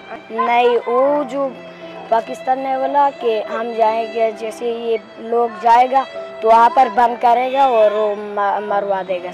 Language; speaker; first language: Hindi; early bilingual, other home language; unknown